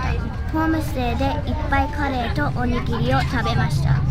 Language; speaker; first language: Japanese; non-native, learner; English